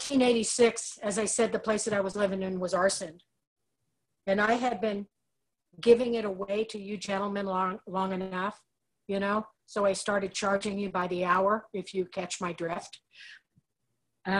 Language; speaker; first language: English; native; English